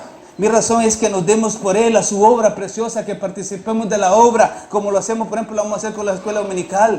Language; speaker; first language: Spanish; native; Spanish